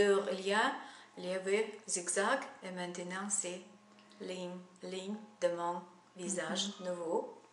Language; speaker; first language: French; non-native, learner; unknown